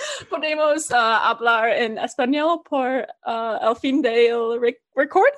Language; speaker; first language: Spanish; non-native, learner; English